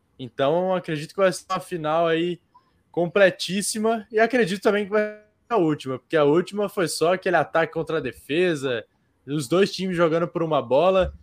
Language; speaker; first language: Portuguese; native; Portuguese